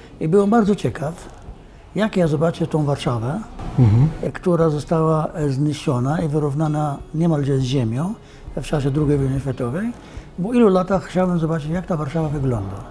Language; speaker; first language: Polish; non-native, fluent; Arabic